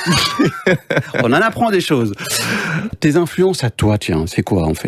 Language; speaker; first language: French; native; French